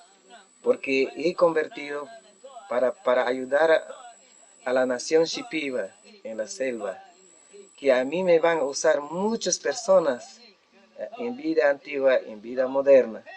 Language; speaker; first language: Spanish; non-native, local second language; Shipibo-Conibo